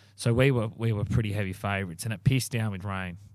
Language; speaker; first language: English; native; English